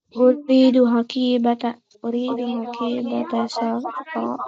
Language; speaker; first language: Arabic; non-native, learner; Indonesian